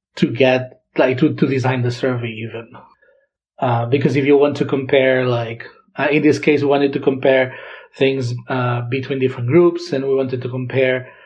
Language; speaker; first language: English; non-native, fluent; Catalan